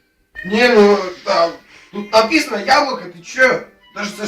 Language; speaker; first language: Russian; native; Russian